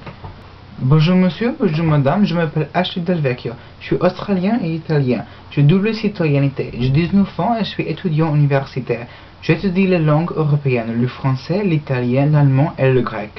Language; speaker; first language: French; non-native, learner; English